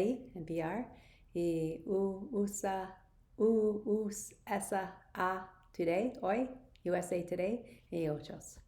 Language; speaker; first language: Spanish; non-native, learner; English